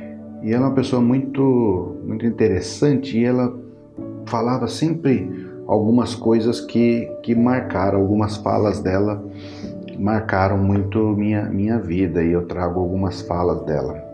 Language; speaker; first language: Portuguese; native; Portuguese